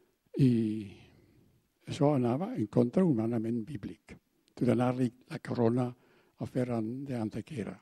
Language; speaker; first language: Catalan; non-native, fluent; German